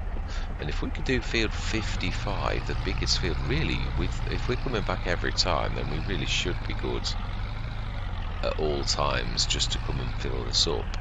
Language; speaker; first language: English; native; English